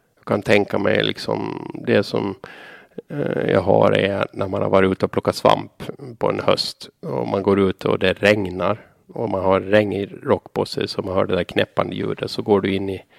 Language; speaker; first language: Swedish; native; Swedish